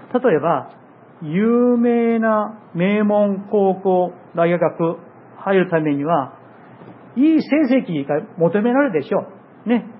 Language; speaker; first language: Japanese; non-native, fluent; Korean